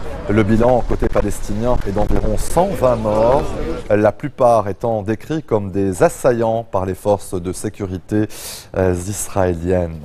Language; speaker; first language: French; non-native, local second language; Arabic